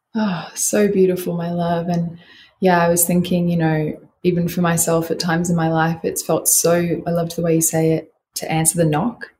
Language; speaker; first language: English; native; English